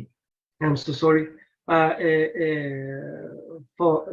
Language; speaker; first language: English; non-native, learner; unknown